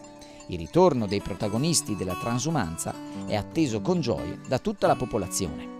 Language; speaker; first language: Italian; native; Italian